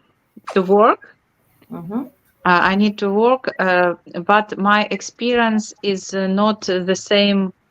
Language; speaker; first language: English; non-native, learner; Ukrainian